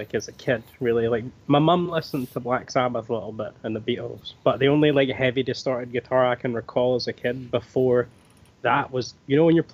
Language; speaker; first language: English; native; English